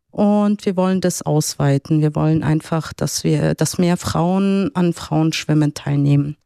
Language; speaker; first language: German; early bilingual, other home language; Arabic